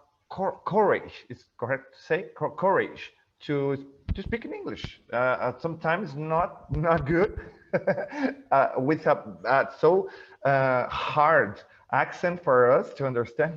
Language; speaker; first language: English; non-native, fluent; Portuguese